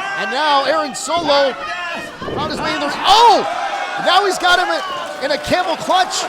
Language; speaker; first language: English; native; English